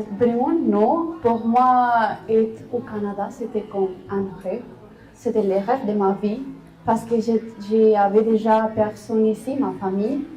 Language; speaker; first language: French; non-native, fluent; Spanish